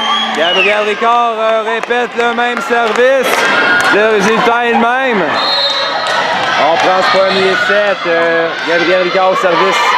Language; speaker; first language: French; native; French